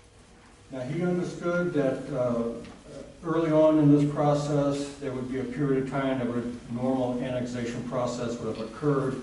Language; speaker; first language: English; native; English